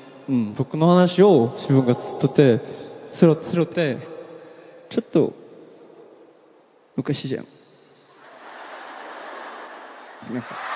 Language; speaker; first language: Japanese; non-native, learner; Korean